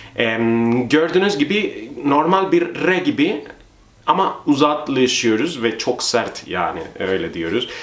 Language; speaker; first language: Turkish; non-native, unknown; Spanish